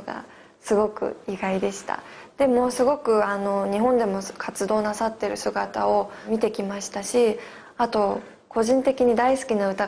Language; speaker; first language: Korean; non-native, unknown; Japanese